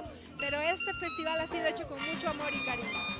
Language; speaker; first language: Spanish; native; Spanish